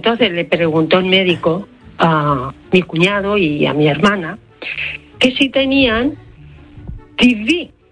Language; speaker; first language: Spanish; native; Spanish